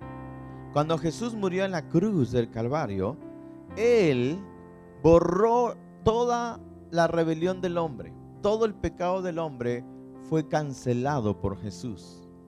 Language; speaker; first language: Spanish; native; Spanish